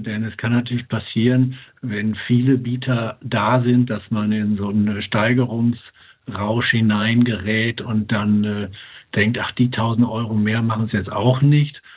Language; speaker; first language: German; native; German